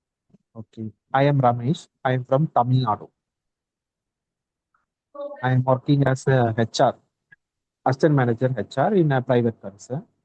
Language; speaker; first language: English; non-native, learner; Tamil